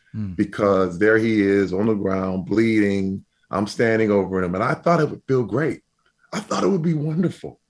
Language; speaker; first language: English; native; English